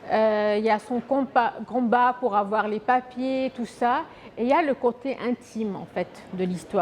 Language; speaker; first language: French; non-native, fluent; Arabic